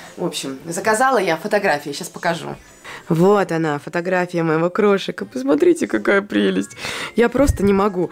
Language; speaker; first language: Russian; non-native, local second language; Latvian